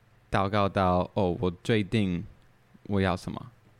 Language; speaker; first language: Chinese; non-native, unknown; English